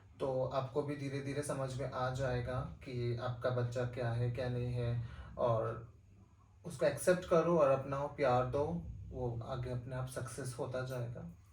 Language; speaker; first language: Hindi; non-native, local second language; Nepali